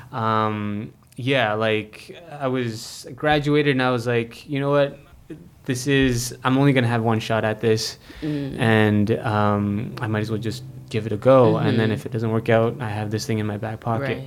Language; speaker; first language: English; non-native, fluent; Filipino